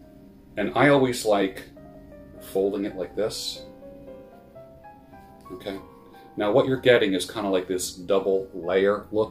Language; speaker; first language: English; native; English